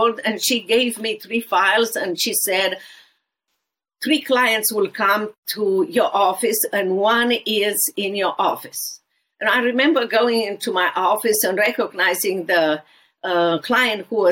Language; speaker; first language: English; non-native, fluent; Romanian